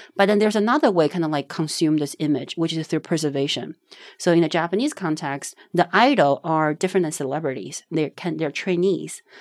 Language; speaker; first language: English; non-native, fluent; Chinese